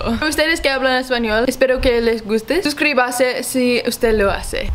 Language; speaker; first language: Spanish; non-native, learner; English